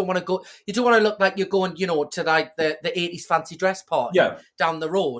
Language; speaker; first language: English; native; English